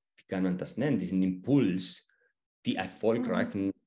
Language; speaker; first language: German; non-native, fluent; Spanish